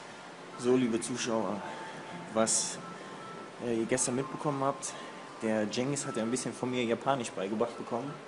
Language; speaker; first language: German; native; German